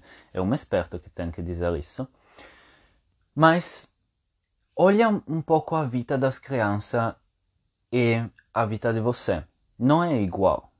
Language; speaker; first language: Portuguese; non-native, fluent; Italian